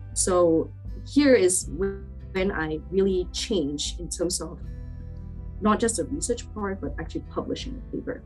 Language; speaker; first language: English; non-native, local second language; Chinese